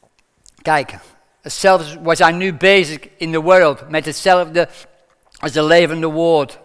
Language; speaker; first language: Dutch; non-native, fluent; English